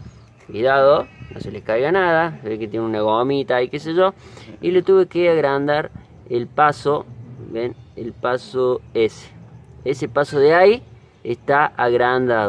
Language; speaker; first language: Spanish; native; Spanish